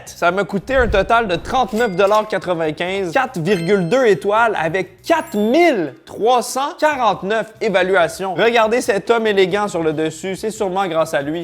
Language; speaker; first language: French; native; French